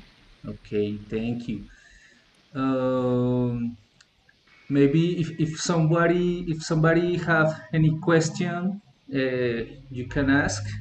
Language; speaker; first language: English; non-native, learner; Spanish